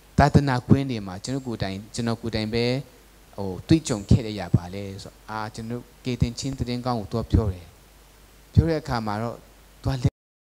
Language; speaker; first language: Burmese; non-native, local second language; Tedim Chin